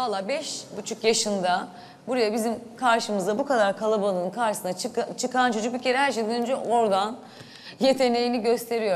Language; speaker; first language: Turkish; native; Turkish